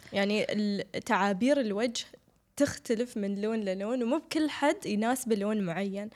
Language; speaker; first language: Arabic; native; Arabic